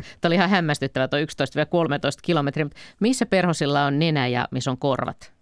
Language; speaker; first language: Finnish; native; Finnish